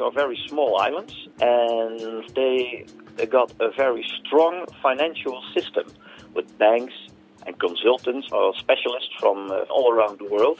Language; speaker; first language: English; non-native, fluent; Dutch